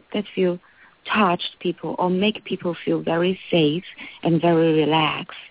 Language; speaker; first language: English; non-native, learner; Chinese